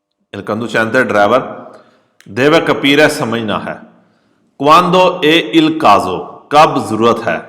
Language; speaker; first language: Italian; non-native, fluent; Urdu